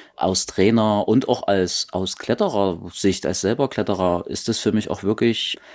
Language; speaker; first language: German; native; German